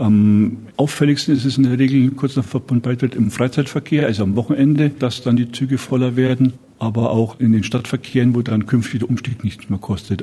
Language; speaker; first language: German; native; German